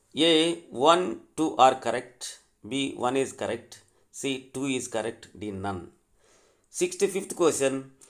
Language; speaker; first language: English; non-native, local second language; Telugu